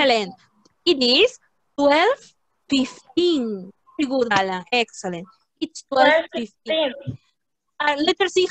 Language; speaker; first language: English; non-native, fluent; Spanish